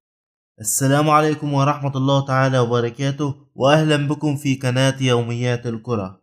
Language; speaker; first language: Arabic; native; Arabic